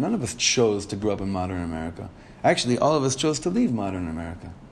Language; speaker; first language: English; native; English